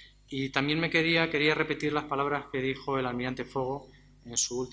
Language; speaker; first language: Spanish; native; Spanish